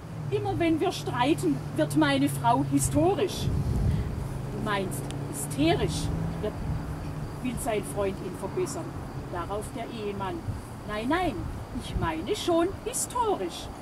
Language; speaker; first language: German; native; German